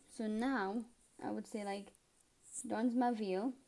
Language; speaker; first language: French; non-native, learner; English